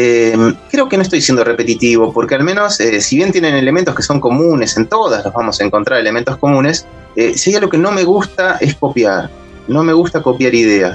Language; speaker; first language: Spanish; native; Spanish